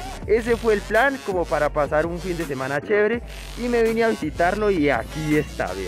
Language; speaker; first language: Spanish; native; Spanish